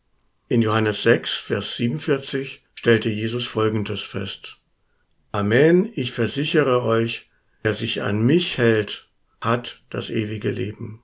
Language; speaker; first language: German; native; German